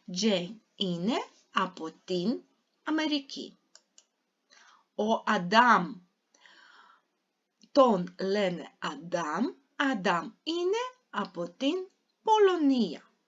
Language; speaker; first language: Greek; non-native, fluent; Ukrainian